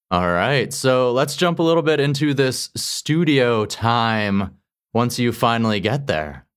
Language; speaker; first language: English; native; English